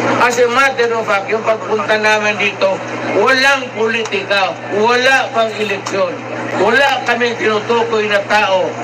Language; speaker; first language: Filipino; non-native, local second language; Cebuano